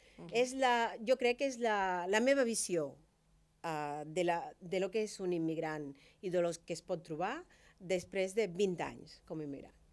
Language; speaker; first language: Catalan; non-native, fluent; Spanish